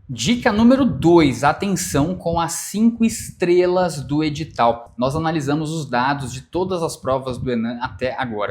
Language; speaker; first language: Portuguese; native; Portuguese